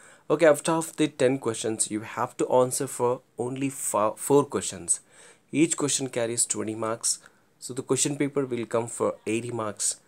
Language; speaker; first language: English; non-native, local second language; Telugu